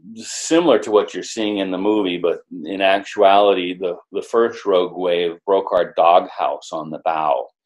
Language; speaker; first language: English; native; English